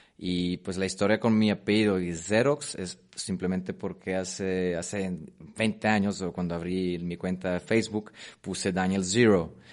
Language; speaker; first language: Spanish; non-native, fluent; Polish